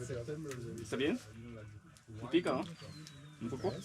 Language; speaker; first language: Spanish; non-native, learner; Korean